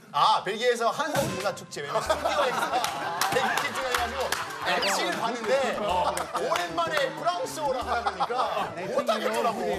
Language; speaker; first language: Korean; non-native, fluent; French